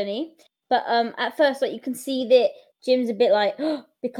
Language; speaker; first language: English; native; English